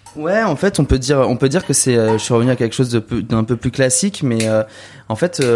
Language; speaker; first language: French; native; French